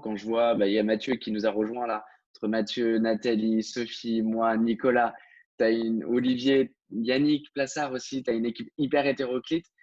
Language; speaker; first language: French; native; French